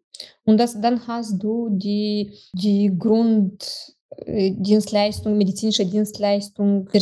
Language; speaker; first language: German; non-native, fluent; Romanian